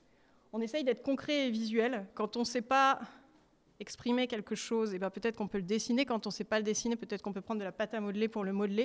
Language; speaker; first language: French; native; French